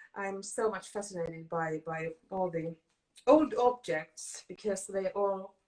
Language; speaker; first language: English; non-native, fluent; Finnish